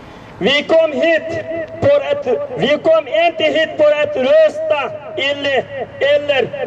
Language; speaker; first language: Swedish; non-native, learner; Uyghur